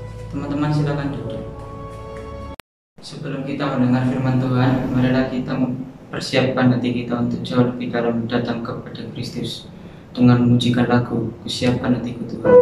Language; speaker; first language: Indonesian; native; Indonesian